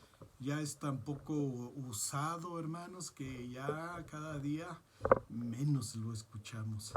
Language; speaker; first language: Spanish; native; Spanish